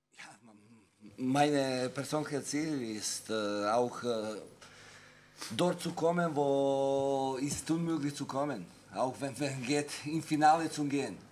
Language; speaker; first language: German; non-native, fluent; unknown